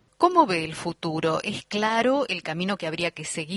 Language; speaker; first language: Spanish; native; Spanish